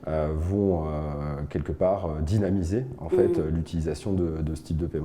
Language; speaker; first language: French; native; French